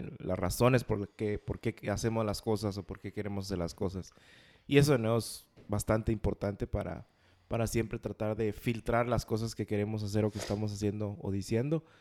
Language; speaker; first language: Spanish; native; Spanish